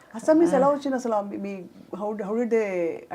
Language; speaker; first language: Telugu; native; Telugu